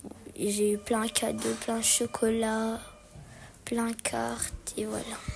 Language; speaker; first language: French; early bilingual, other home language; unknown